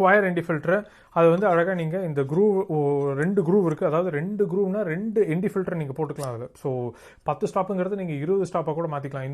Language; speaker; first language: Tamil; native; Tamil